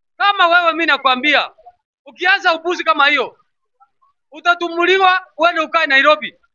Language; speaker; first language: Swahili; non-native, local second language; Gusii